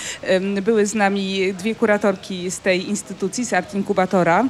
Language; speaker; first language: Polish; native; Polish